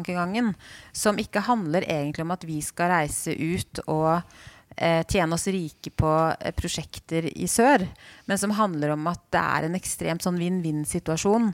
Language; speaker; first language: Norwegian; native; Norwegian